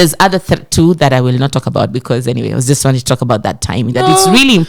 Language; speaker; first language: English; non-native, local second language; Swahili